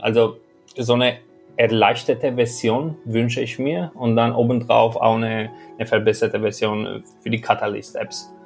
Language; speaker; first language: German; non-native, fluent; Albanian